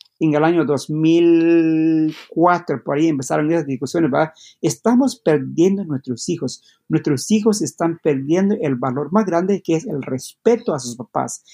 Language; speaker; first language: Spanish; non-native, local second language; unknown